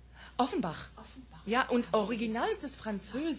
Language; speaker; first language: German; non-native, fluent; English